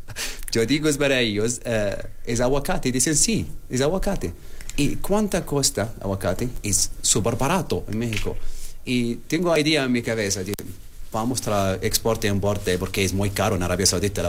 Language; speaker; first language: Spanish; non-native, learner; Arabic